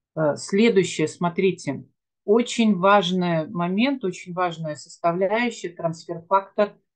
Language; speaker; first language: Russian; native; Russian